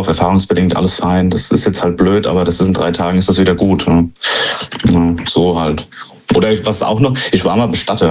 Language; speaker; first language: German; native; German